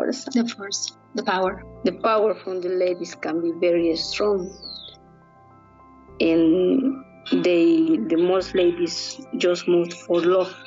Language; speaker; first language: English; non-native, learner; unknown